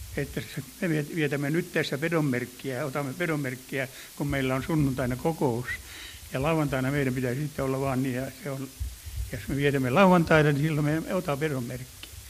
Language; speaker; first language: Finnish; native; Finnish